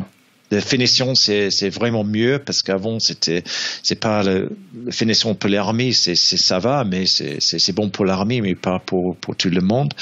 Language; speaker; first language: French; non-native, learner; English